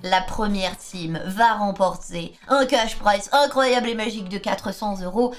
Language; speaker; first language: French; native; French